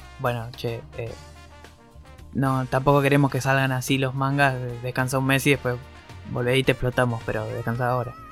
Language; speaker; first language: Spanish; native; Spanish